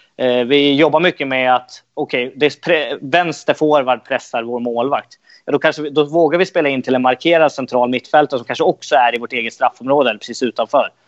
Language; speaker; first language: Swedish; native; Swedish